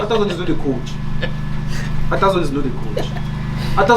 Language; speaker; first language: English; non-native, local second language; Zulu